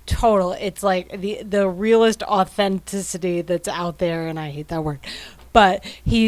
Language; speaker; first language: English; native; English